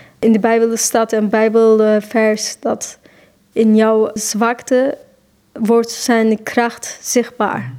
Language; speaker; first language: Dutch; non-native, fluent; Turkish